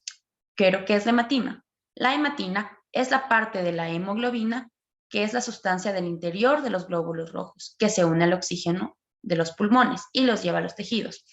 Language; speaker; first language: Spanish; native; Spanish